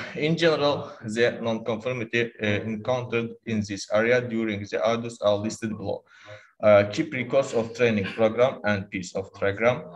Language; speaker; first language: English; non-native, learner; Azerbaijani